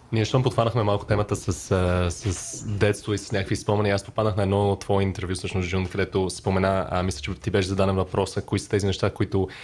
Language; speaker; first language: Bulgarian; early bilingual, heritage; Bulgarian